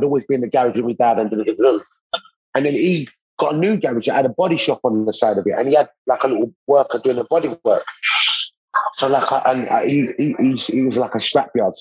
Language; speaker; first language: English; native; English